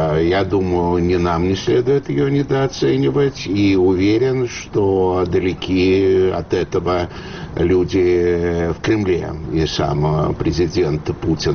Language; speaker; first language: Russian; native; Russian